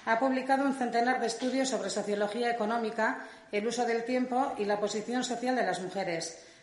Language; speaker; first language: Spanish; non-native, local second language; Basque